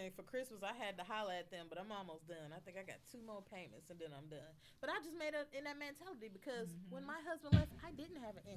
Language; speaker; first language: English; native; English